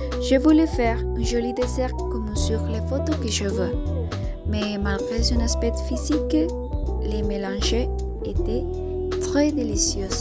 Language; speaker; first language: French; non-native, learner; Spanish